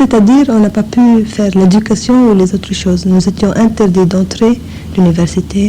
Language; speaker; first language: French; non-native, fluent; English